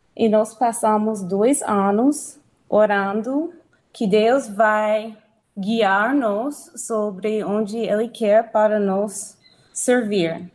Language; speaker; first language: Portuguese; non-native, learner; English